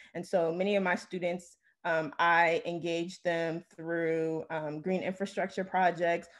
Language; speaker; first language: English; native; English